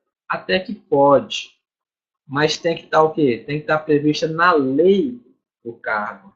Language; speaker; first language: Portuguese; native; Portuguese